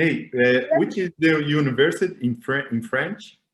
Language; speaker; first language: English; non-native, learner; Portuguese